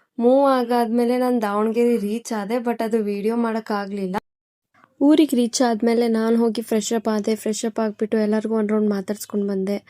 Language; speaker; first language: Kannada; non-native, local second language; Lambadi